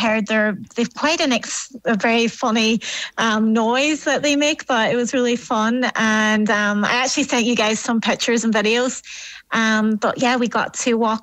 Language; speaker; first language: English; native; English